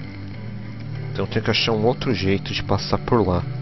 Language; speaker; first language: Portuguese; native; Portuguese